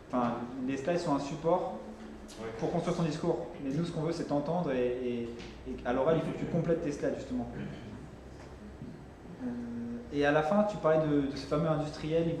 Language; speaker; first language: French; native; French